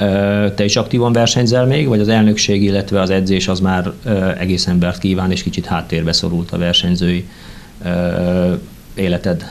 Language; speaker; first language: Hungarian; native; Hungarian